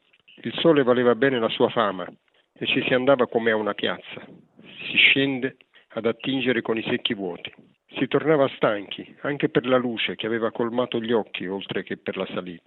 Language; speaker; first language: Italian; native; Italian